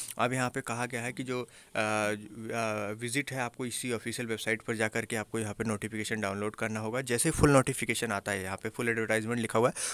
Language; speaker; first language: Hindi; native; Hindi